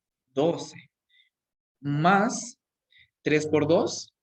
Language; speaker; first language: Spanish; native; Spanish